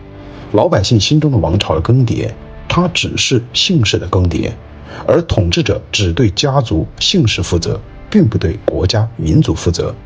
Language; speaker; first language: Chinese; native; Chinese